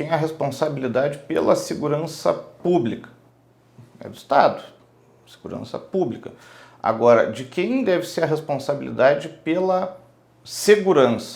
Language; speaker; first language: Portuguese; native; Portuguese